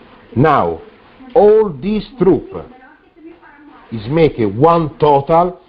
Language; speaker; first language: English; non-native, learner; Italian